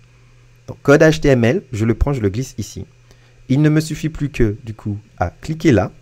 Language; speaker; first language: French; native; French